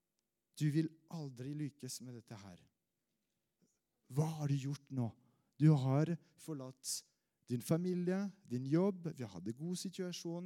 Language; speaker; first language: Norwegian; non-native, fluent; French